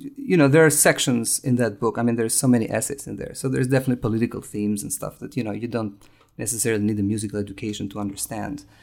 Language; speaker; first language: English; non-native, fluent; Albanian